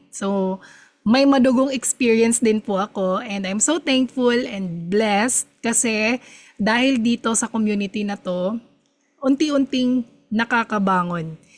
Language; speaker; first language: Filipino; non-native, local second language; Cebuano